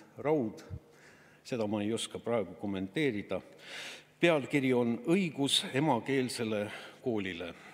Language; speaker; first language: Estonian; non-native, local second language; Russian